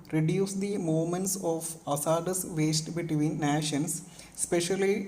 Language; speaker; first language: English; non-native, local second language; Malayalam